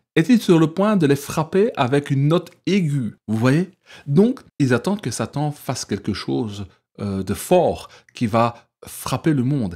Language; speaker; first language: French; native; French